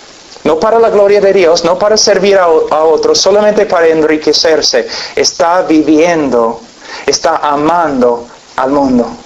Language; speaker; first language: Spanish; non-native, fluent; English